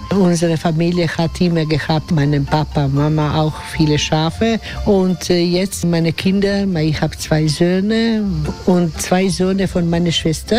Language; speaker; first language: German; non-native, learner; Croatian